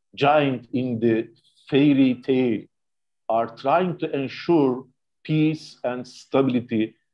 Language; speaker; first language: English; non-native, fluent; Turkish